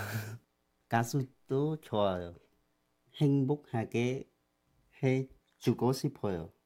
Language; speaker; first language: Korean; non-native, learner; Khmer